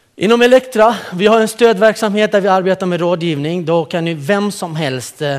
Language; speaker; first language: Swedish; early bilingual, other home language; Central Kurdish